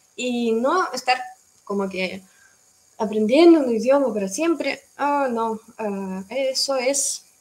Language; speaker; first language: Spanish; non-native, fluent; Russian